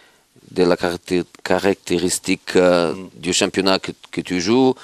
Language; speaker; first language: French; non-native, fluent; Portuguese